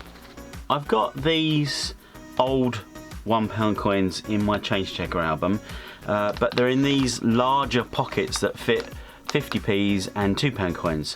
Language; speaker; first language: English; native; English